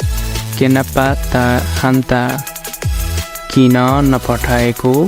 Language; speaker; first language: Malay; non-native, fluent; Nepali